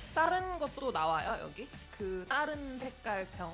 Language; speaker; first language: Korean; early bilingual, heritage; Korean